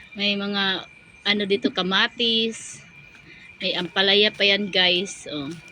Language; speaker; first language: Filipino; non-native, local second language; Cebuano